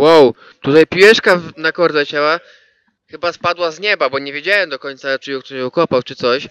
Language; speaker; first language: Polish; native; Polish